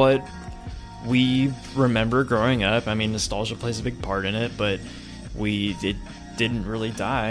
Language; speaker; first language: English; native; English